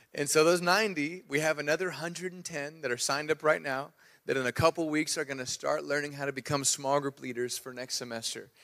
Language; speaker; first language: English; native; English